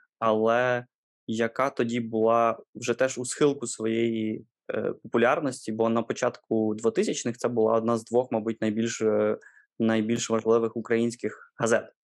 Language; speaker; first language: Ukrainian; native; Ukrainian